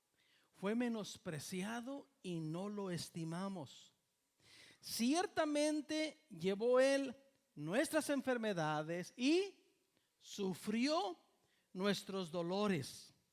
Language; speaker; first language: Spanish; native; Spanish